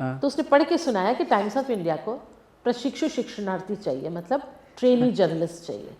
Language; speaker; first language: Hindi; non-native, local second language; Tamil